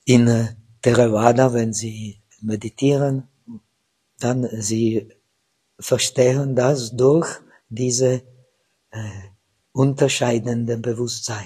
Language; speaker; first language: German; non-native, fluent; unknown